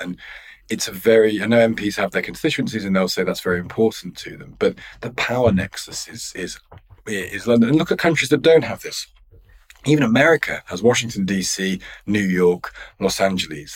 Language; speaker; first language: English; native; English